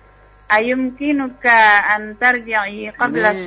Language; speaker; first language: Arabic; non-native, learner; Indonesian